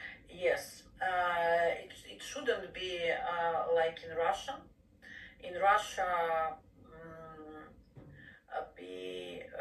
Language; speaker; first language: English; non-native, fluent; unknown